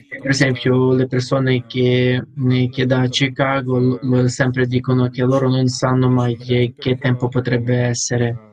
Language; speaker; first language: Italian; non-native, learner; Russian